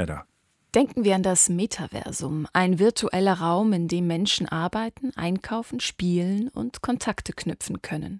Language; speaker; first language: German; native; German